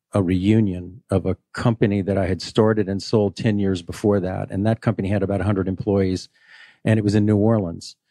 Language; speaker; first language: English; native; English